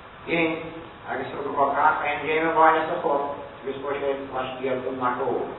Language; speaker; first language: Irish; native; Irish